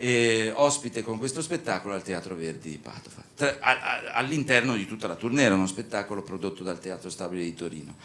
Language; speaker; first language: Italian; native; Italian